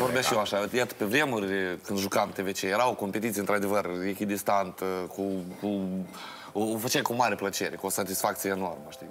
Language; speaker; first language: Romanian; native; Romanian